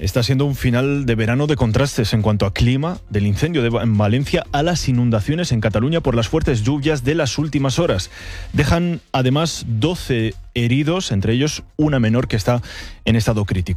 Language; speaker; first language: Spanish; native; Spanish